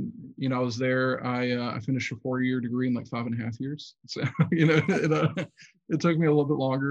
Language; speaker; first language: English; native; English